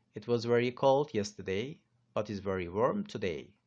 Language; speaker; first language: English; non-native, fluent; Turkish